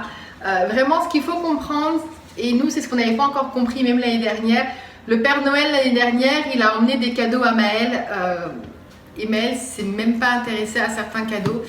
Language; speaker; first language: French; native; French